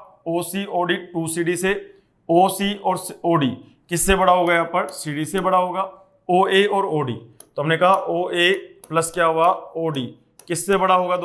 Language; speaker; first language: Hindi; native; Hindi